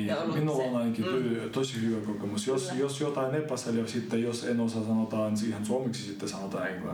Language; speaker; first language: Finnish; non-native, fluent; Ukrainian